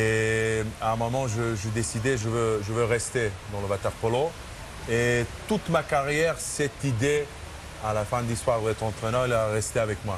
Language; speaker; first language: French; non-native, fluent; Serbian